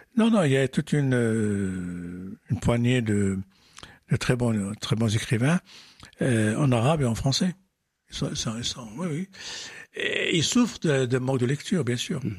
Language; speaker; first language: French; non-native, local second language; Arabic